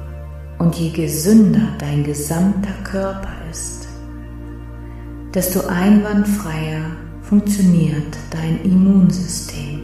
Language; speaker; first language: German; native; German